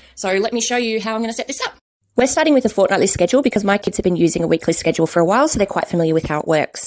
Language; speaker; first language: English; native; English